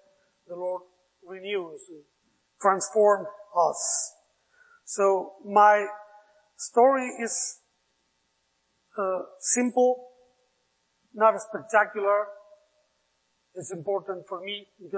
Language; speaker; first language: English; non-native, fluent; Spanish